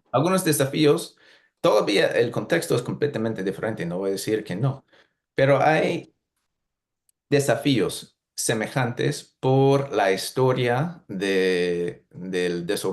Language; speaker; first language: Spanish; non-native, fluent; English